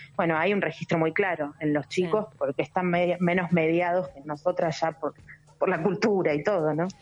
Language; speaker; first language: Spanish; native; Spanish